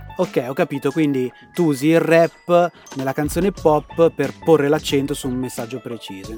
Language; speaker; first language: Italian; native; Italian